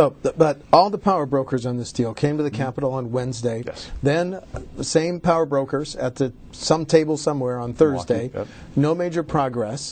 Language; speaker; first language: English; native; English